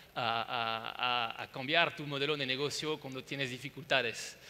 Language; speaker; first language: Spanish; non-native, fluent; French